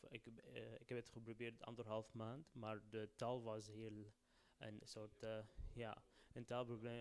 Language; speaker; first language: Dutch; non-native, learner; Arabic